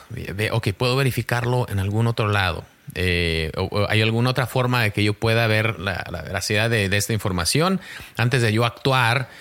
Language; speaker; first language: Spanish; early bilingual, heritage; Spanish